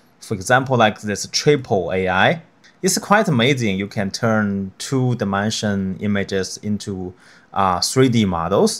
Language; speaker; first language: English; non-native, fluent; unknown